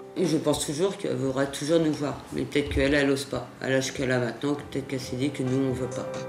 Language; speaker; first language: French; native; French